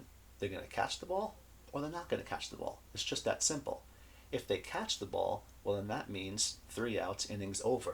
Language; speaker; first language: English; native; English